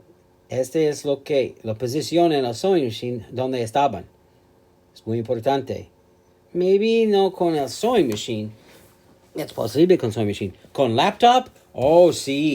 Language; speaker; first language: Spanish; non-native, learner; English